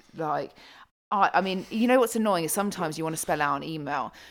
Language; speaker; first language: English; native; English